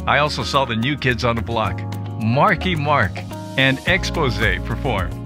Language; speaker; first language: English; native; English